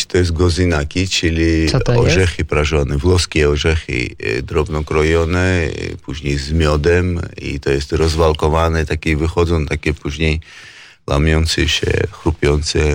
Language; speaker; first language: Polish; non-native, fluent; Georgian